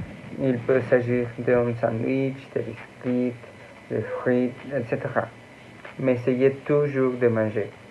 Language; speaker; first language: French; non-native, learner; Spanish